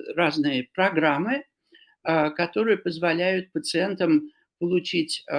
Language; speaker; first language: Russian; non-native, fluent; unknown